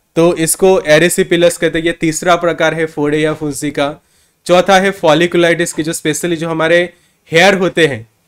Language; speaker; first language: Hindi; non-native, local second language; Gujarati